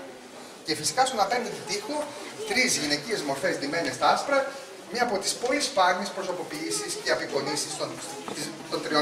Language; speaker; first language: Greek; native; Greek